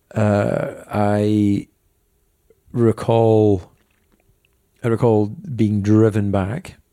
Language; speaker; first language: English; native; English